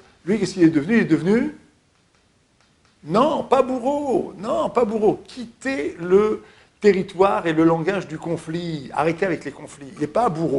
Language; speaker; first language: French; native; French